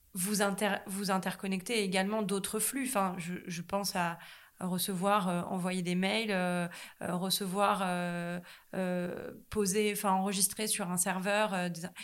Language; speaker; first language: French; native; French